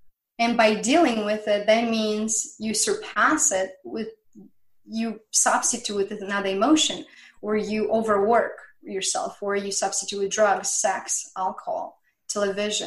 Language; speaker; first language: English; non-native, fluent; Romanian